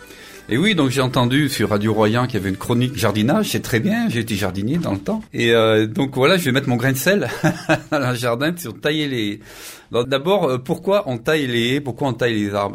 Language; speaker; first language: French; native; French